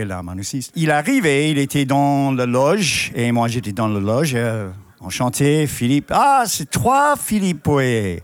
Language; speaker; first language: French; non-native, fluent; English